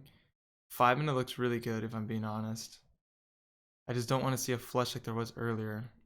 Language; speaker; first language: English; native; English